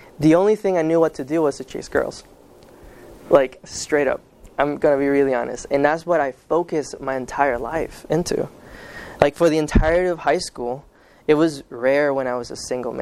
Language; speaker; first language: English; early bilingual, other home language; Spanish